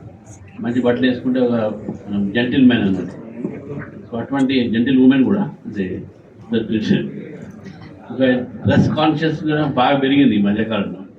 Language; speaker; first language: Telugu; native; Telugu